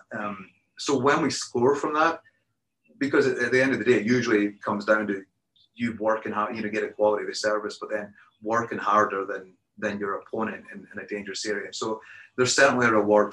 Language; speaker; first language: English; native; English